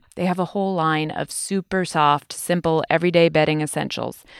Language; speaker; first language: English; native; English